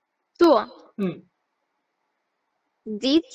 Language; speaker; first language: Chinese; non-native, learner; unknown